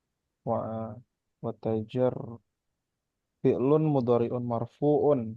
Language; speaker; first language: Arabic; non-native, learner; Indonesian